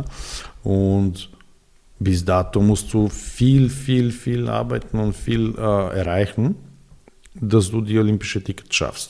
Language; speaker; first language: German; non-native, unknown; Serbian